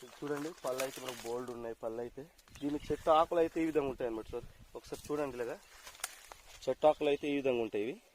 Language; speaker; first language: Telugu; non-native, local second language; Odia